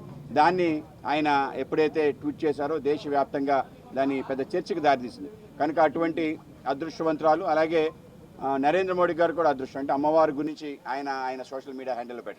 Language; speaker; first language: Telugu; native; Telugu